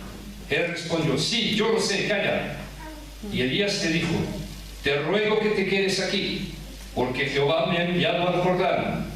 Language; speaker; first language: Spanish; early bilingual, heritage; French